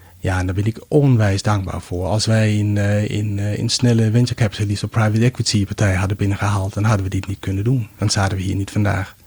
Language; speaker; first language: Dutch; non-native, fluent; Danish